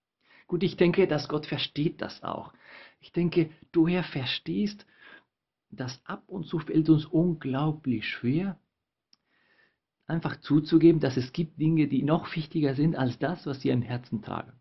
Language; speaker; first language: German; non-native, fluent; Spanish